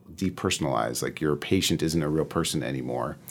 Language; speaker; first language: English; native; English